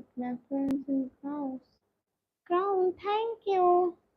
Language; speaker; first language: English; non-native, learner; Punjabi